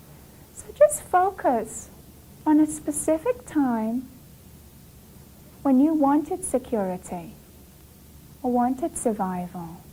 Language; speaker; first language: English; native; English